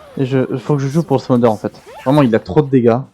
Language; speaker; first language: French; native; French